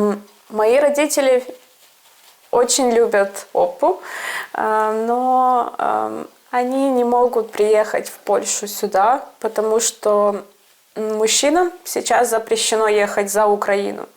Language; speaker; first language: Russian; non-native, local second language; Ukrainian